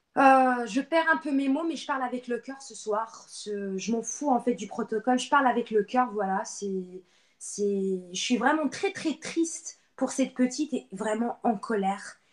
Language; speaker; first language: French; non-native, local second language; Arabic